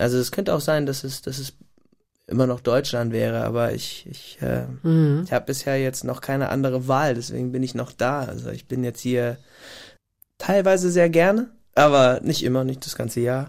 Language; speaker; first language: German; non-native, fluent; English